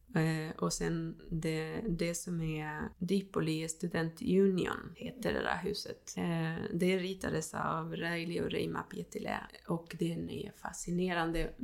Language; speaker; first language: Swedish; non-native, fluent; Spanish